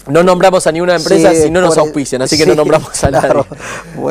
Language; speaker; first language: Spanish; native; Spanish